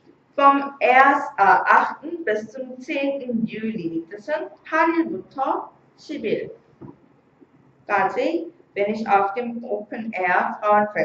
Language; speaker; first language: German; non-native, fluent; Korean